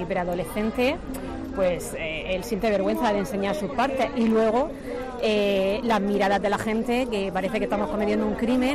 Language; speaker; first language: Spanish; native; Spanish